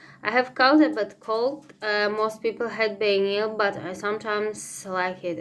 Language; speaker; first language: English; non-native, learner; Russian